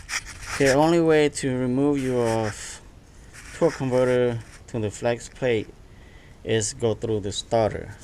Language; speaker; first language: English; non-native, fluent; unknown